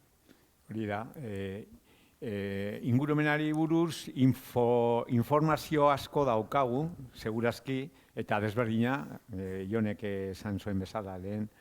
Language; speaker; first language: Basque; non-native, local second language; Spanish